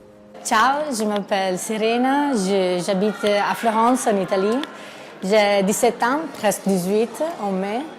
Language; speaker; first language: French; non-native, learner; Italian